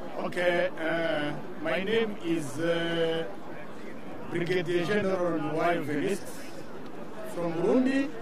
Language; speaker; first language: English; non-native, learner; Rundi